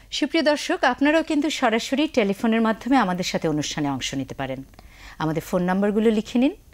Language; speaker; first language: Bangla; native; Bangla